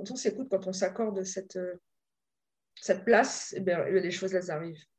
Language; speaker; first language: French; native; French